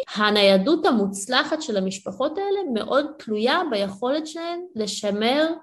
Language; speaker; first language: Hebrew; early bilingual, other home language; Ukrainian